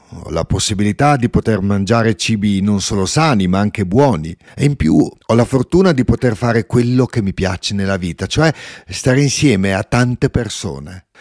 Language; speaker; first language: Italian; non-native, local second language; Ladin